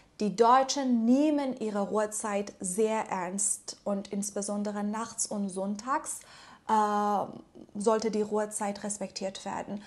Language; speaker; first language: German; non-native, fluent; Persian